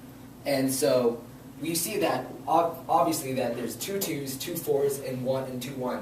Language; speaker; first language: English; native; English